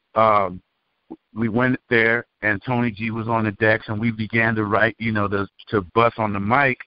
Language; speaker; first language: English; native; English